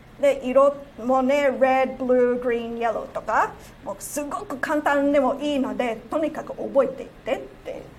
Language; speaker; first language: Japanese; non-native, fluent; Cantonese